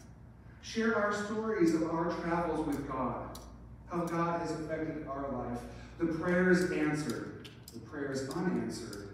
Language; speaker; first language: English; native; English